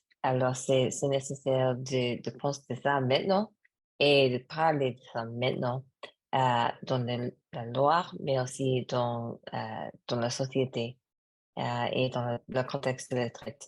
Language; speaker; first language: French; non-native, learner; English